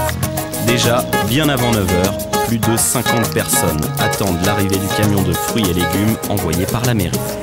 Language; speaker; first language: French; native; French